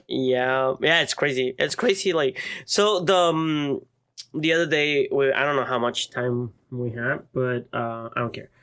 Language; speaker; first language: English; non-native, fluent; Spanish